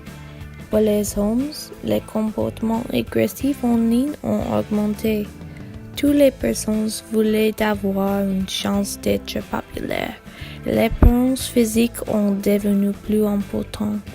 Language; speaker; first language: French; non-native, learner; English